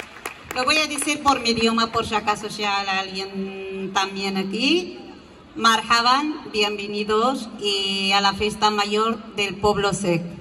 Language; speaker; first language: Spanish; non-native, fluent; Arabic